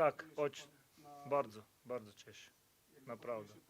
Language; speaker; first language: Polish; non-native, learner; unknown